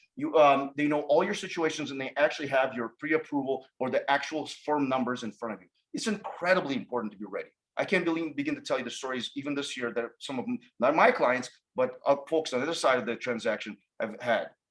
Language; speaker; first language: English; native; English